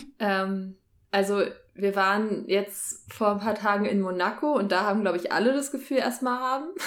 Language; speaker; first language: German; native; German